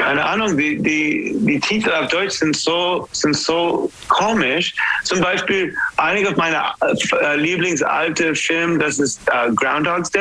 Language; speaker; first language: German; non-native, learner; English